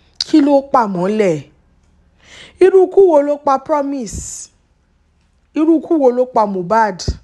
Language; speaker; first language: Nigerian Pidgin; non-native, local second language; Yoruba